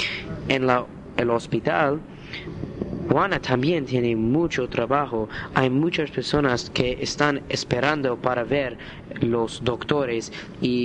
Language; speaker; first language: Spanish; non-native, learner; English